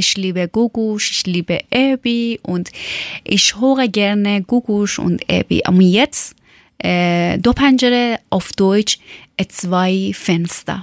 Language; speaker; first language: German; non-native, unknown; Persian